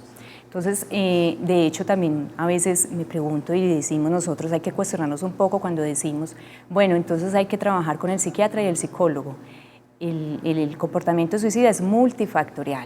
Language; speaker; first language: Spanish; native; Spanish